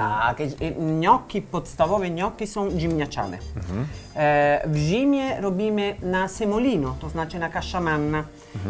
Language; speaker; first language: Polish; non-native, learner; Italian